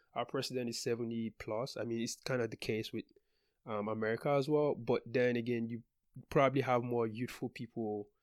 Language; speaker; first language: English; non-native, local second language; Yoruba